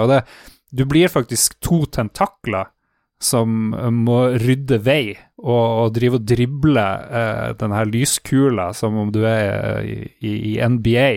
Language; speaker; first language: Norwegian; native; Norwegian